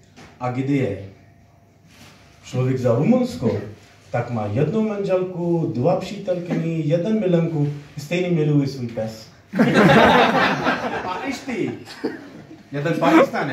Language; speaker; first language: Czech; non-native, learner; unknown